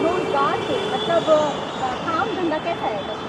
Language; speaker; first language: Hindi; native; Hindi